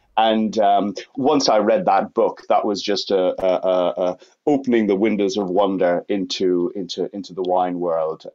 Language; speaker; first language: English; native; English